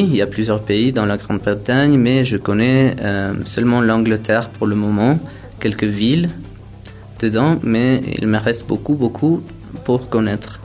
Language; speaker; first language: French; non-native, fluent; Spanish